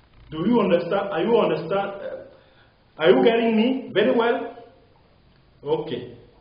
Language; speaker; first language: English; non-native, local second language; French